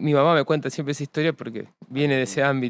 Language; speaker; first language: Spanish; native; Spanish